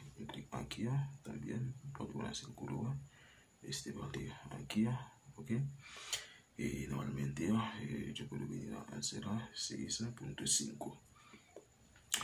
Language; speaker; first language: Spanish; non-native, learner; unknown